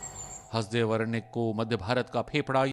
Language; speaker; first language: Hindi; native; Hindi